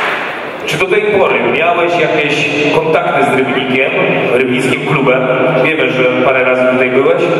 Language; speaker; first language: Polish; native; Polish